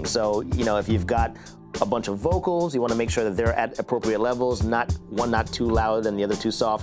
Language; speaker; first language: English; native; English